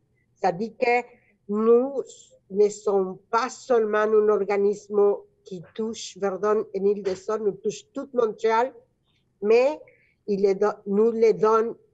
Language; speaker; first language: French; non-native, fluent; Spanish